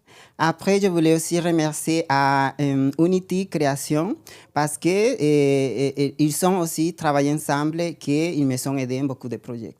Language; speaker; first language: French; non-native, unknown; Spanish